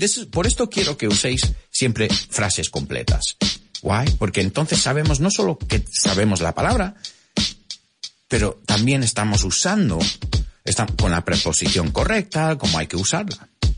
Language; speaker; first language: Spanish; early bilingual, heritage; Spanish